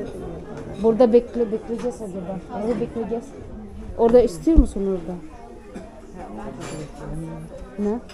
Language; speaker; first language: Turkish; non-native, learner; Filipino